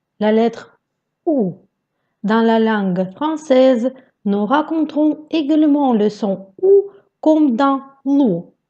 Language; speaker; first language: French; non-native, fluent; Russian